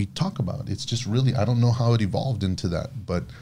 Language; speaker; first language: English; early bilingual, other home language; Spanish